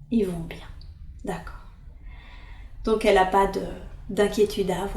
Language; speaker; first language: French; native; French